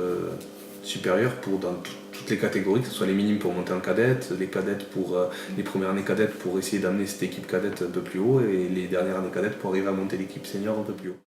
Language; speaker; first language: French; native; French